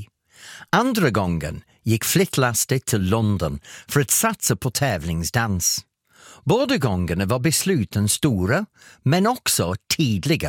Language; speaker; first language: Swedish; non-native, fluent; English